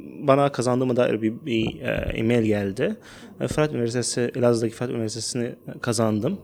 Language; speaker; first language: Turkish; non-native, fluent; Arabic